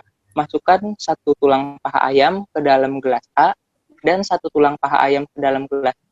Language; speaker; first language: Indonesian; native; Indonesian